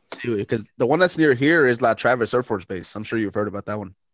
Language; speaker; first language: English; early bilingual, other home language; Spanish